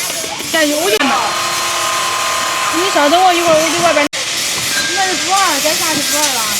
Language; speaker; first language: Chinese; native; Chinese